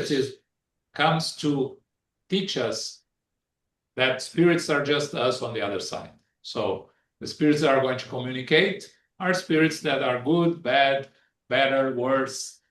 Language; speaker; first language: English; non-native, fluent; Portuguese